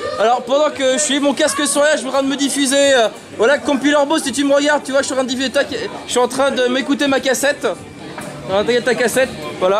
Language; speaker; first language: French; native; French